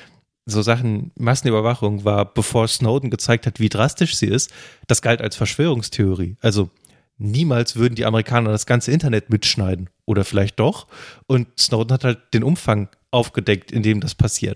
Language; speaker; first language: German; native; German